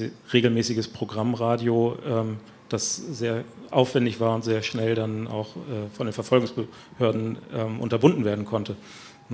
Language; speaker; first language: German; native; German